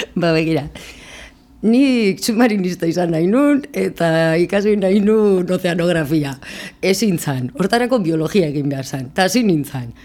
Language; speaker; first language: Basque; native; Basque